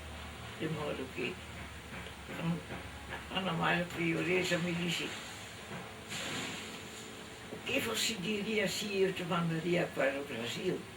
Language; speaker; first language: Portuguese; non-native, fluent; Dutch